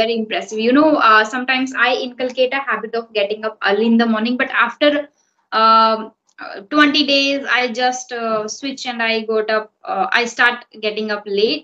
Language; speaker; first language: English; non-native, fluent; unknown